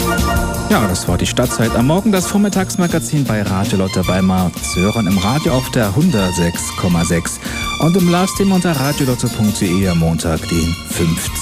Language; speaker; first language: German; native; German